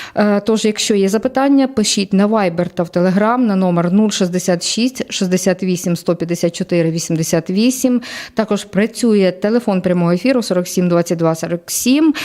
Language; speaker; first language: Ukrainian; native; Ukrainian